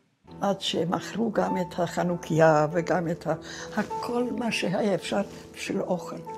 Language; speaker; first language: Hebrew; non-native, fluent; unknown